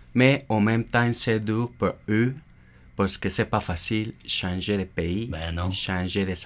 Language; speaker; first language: French; non-native, learner; Spanish